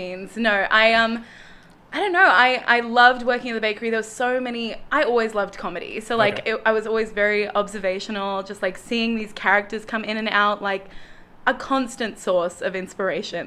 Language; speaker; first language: English; native; English